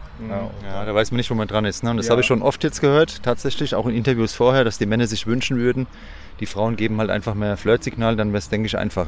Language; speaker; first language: German; native; German